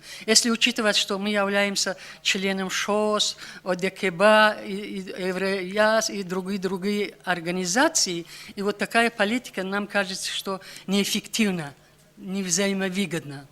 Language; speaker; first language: Russian; non-native, local second language; Tajik